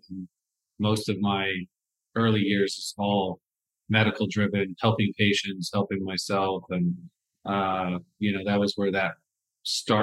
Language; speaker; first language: English; native; English